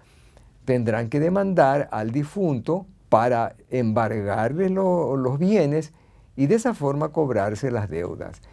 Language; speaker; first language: Spanish; native; Spanish